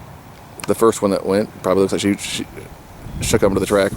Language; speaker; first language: English; native; English